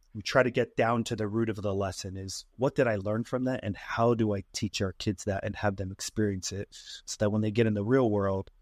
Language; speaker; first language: English; native; English